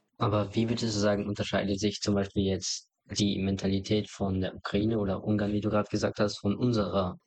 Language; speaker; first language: German; native; German